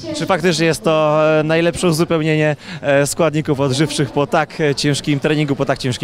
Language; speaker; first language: Polish; native; Polish